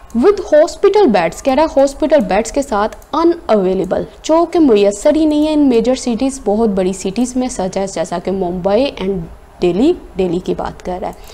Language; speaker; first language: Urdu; native; Urdu